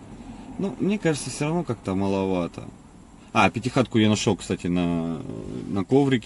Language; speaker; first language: Russian; native; Russian